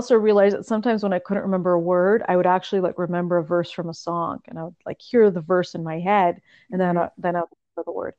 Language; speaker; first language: English; early bilingual, other home language; Russian